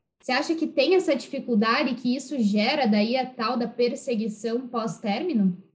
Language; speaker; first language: Portuguese; native; Portuguese